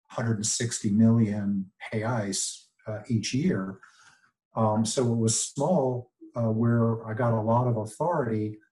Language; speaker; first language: English; native; English